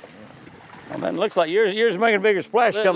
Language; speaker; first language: English; native; English